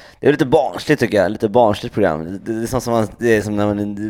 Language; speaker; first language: Swedish; native; Swedish